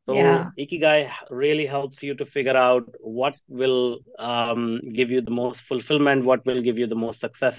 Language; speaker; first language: English; non-native, local second language; Punjabi